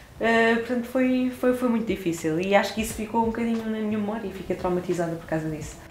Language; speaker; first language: Portuguese; native; Portuguese